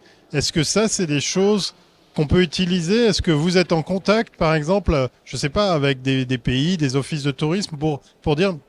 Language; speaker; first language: French; native; French